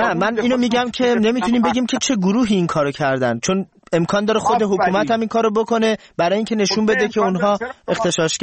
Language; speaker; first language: Persian; native; Persian